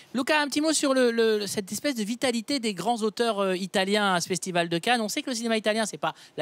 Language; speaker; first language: French; native; French